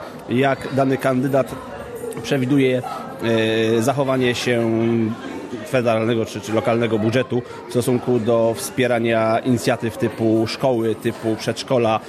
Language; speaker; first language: Polish; native; Polish